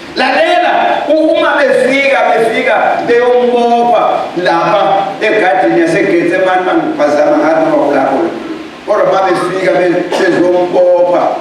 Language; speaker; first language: Zulu; non-native, local second language; Xhosa